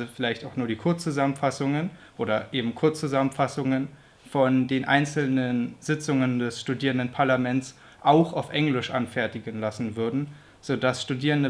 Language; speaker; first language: German; native; German